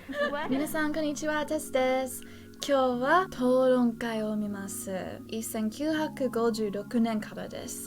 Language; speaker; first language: Japanese; non-native, learner; English